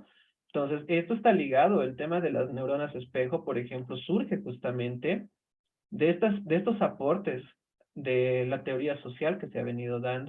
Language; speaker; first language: Spanish; native; Spanish